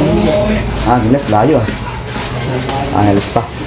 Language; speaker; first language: Filipino; native; Filipino